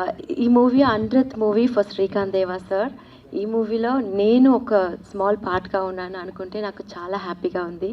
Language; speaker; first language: Telugu; non-native, learner; Tamil